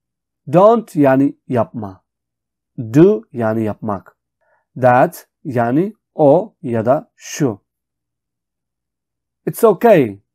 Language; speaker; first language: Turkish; non-native, fluent; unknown